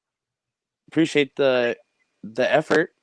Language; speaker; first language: English; native; English